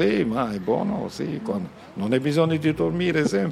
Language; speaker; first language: Italian; non-native, learner; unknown